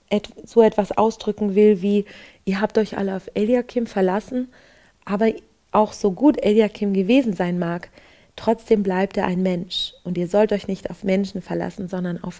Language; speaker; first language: German; native; German